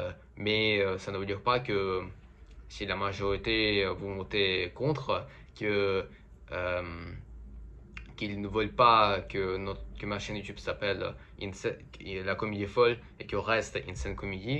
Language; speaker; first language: French; non-native, fluent; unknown